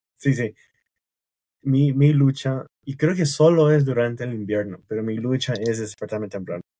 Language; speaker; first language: Spanish; non-native, fluent; English